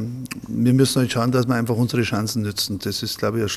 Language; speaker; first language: German; native; German